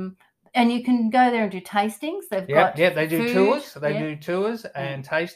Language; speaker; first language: English; native; English